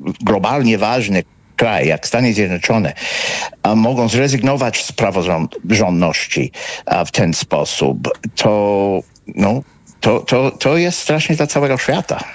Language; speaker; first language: Polish; non-native, fluent; English